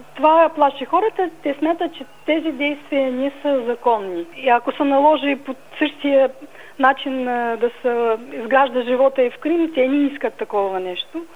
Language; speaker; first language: Bulgarian; early bilingual, heritage; Bulgarian